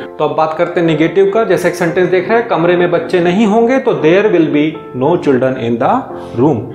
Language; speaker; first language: Hindi; native; Hindi